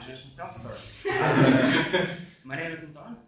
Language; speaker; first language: English; non-native, learner; Russian